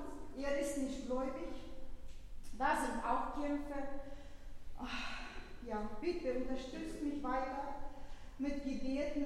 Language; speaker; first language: German; non-native, fluent; Russian